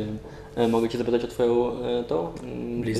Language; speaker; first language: Polish; native; Polish